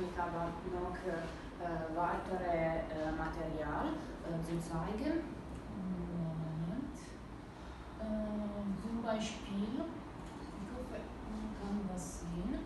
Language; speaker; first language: German; non-native, learner; Italian